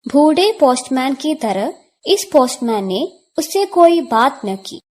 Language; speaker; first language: Hindi; non-native, local second language; Malayalam